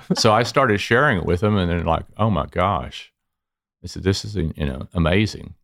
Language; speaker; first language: English; native; English